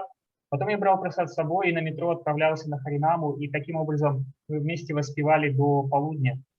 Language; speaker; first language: Russian; native; Russian